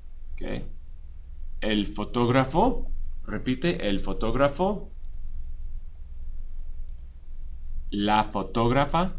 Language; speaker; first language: Spanish; non-native, fluent; English